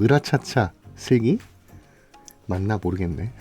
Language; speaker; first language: Korean; native; Korean